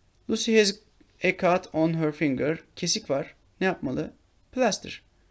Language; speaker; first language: English; non-native, fluent; Turkish